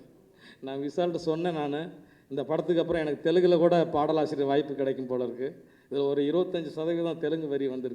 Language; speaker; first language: Tamil; native; Tamil